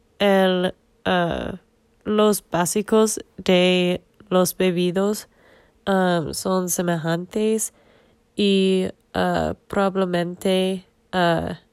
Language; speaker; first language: Spanish; non-native, learner; English